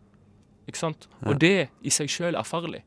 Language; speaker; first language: Norwegian; early bilingual, other home language; Arabic